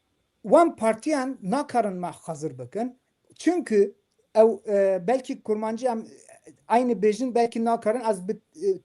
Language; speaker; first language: Kurdish; non-native, local second language; Turkish